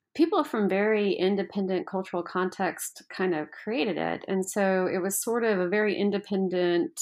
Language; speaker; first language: English; native; English